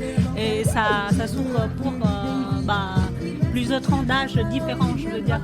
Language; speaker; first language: French; non-native, fluent; Vietnamese